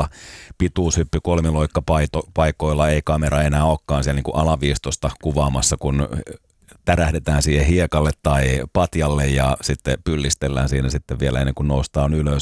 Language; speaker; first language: Finnish; native; Finnish